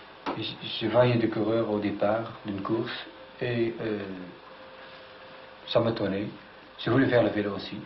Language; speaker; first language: French; non-native, fluent; Dutch